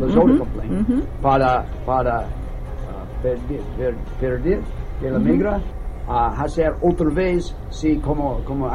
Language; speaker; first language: Spanish; non-native, learner; English